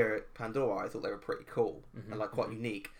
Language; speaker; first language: English; native; English